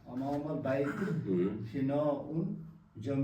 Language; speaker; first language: Arabic; non-native, learner; Urdu